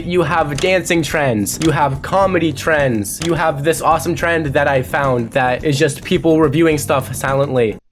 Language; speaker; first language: English; native; English